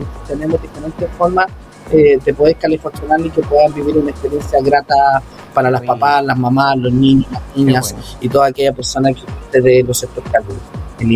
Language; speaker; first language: Spanish; native; Spanish